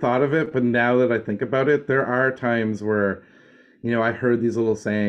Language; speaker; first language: English; native; English